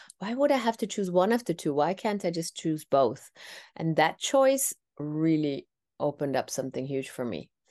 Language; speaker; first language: English; non-native, fluent; Tamil